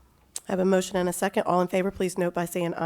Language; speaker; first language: English; native; English